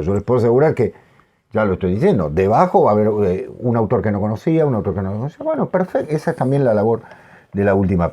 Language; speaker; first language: Spanish; native; Spanish